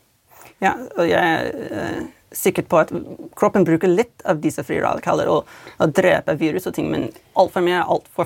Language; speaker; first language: Norwegian; non-native, fluent; English